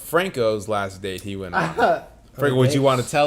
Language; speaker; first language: English; native; English